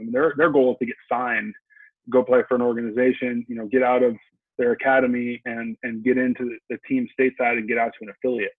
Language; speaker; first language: English; native; English